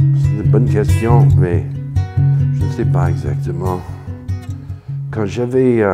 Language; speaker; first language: French; non-native, fluent; English